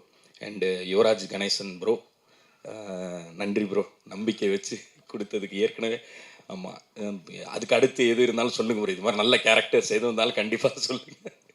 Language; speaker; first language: Tamil; native; Tamil